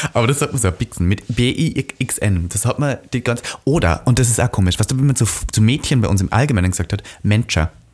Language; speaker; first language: German; native; German